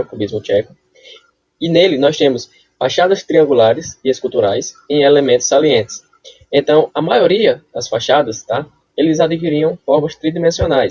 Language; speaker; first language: Portuguese; native; Portuguese